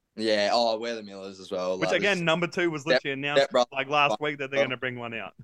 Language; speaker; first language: English; native; English